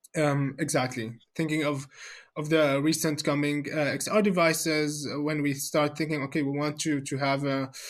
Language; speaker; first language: English; non-native, fluent; Arabic